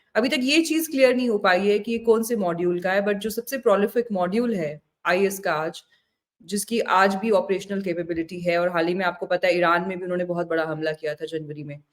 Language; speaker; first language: Hindi; native; Hindi